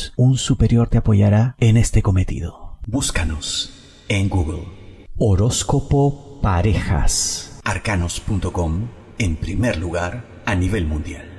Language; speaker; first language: Spanish; native; Spanish